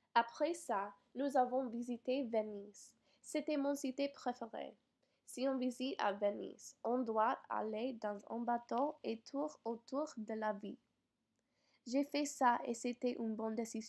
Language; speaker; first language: French; non-native, learner; English